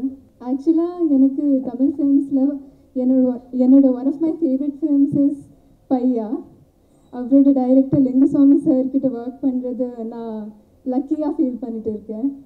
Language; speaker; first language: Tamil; non-native, learner; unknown